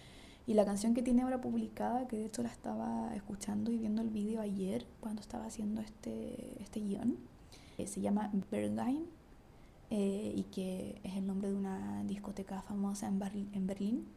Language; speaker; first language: Spanish; native; Spanish